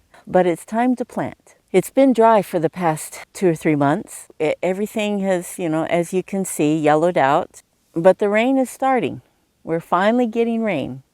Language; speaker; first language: English; native; English